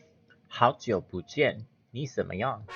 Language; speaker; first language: Chinese; non-native, learner; English